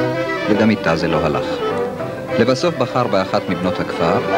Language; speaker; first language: Hebrew; native; Hebrew